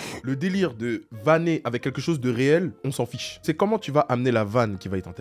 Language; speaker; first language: French; native; French